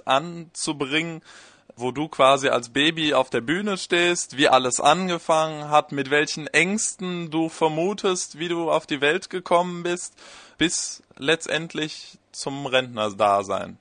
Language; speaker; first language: German; native; German